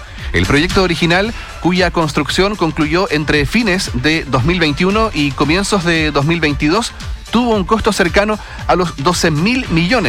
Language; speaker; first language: Spanish; native; Spanish